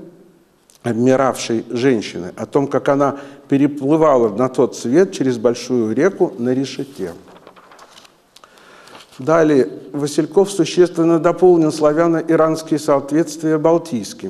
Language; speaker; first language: Russian; native; Russian